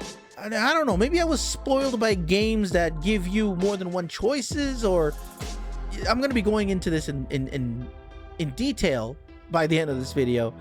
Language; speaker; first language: English; native; English